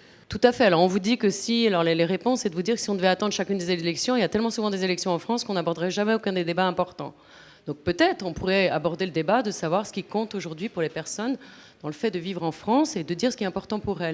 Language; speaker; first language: French; native; French